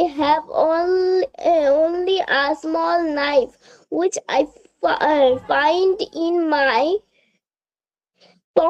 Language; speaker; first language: English; non-native, learner; Bangla